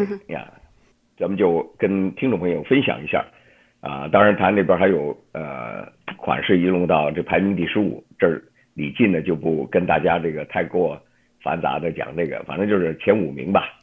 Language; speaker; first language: Chinese; native; Chinese